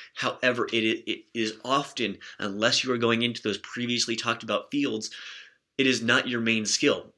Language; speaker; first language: English; native; English